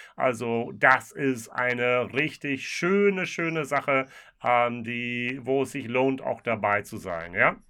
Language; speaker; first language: German; non-native, fluent; English